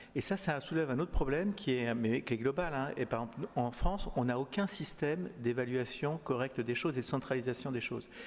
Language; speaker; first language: French; native; French